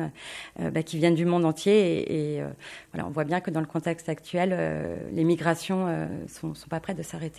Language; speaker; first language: French; native; French